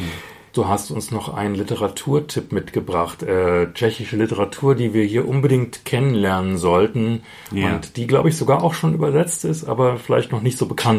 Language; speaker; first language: German; native; German